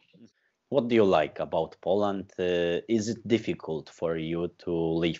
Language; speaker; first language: English; non-native, learner; Polish